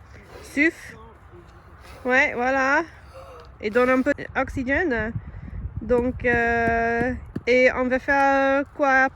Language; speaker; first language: French; non-native, learner; English